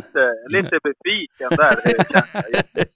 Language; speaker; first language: Swedish; native; Swedish